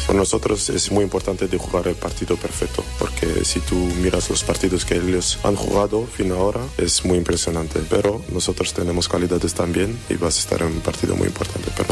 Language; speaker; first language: Spanish; non-native, fluent; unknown